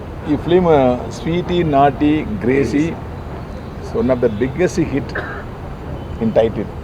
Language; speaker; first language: Telugu; non-native, learner; Tamil